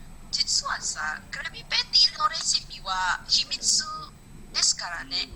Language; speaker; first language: Japanese; non-native, learner; Indonesian